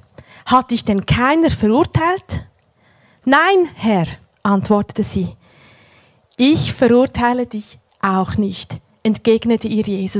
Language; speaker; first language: German; native; German